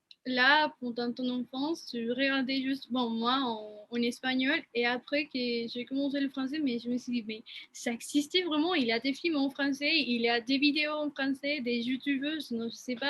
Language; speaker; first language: French; non-native, fluent; Spanish